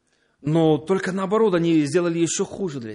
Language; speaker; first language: Polish; non-native, learner; Russian